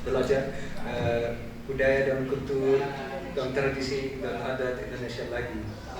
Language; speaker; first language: Indonesian; non-native, learner; Dutch